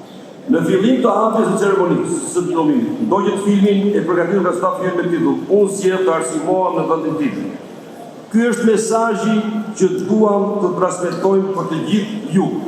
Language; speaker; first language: Albanian; native; Albanian